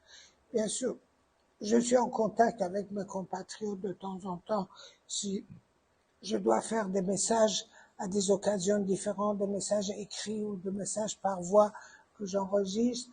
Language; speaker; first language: French; non-native, fluent; Persian